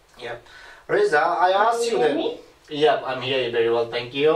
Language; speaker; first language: English; non-native, learner; Rohingya